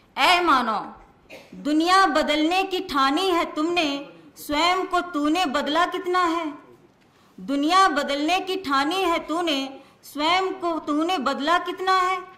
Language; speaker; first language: Hindi; native; Hindi